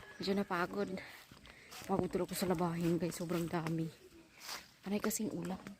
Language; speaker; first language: Filipino; non-native, local second language; Cebuano